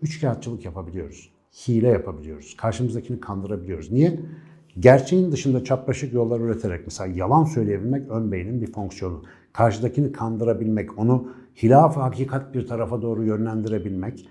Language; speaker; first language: Turkish; native; Turkish